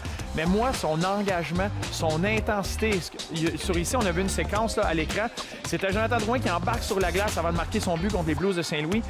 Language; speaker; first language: French; native; French